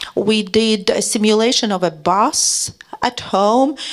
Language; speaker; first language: English; non-native, fluent; Latvian